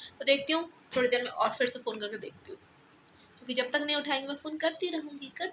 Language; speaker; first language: Hindi; non-native, local second language; Bangla